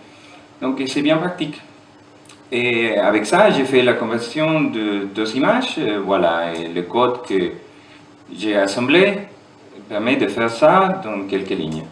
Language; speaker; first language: French; non-native, fluent; German